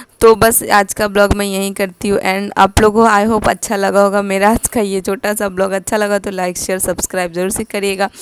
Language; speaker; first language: Hindi; native; Hindi